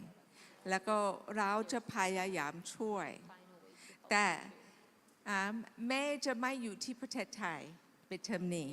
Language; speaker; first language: Thai; non-native, fluent; English